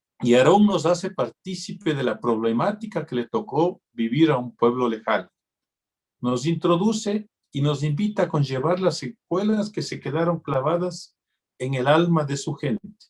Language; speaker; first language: Spanish; native; Spanish